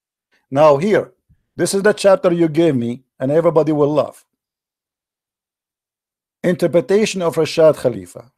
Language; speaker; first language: English; non-native, fluent; Arabic